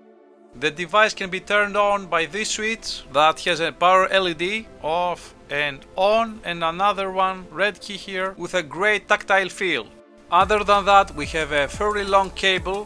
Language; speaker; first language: English; non-native, fluent; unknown